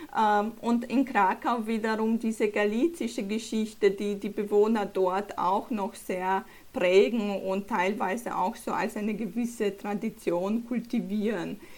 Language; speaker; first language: German; early bilingual, other home language; Polish